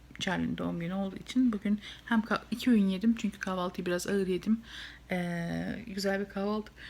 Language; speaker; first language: Turkish; native; Turkish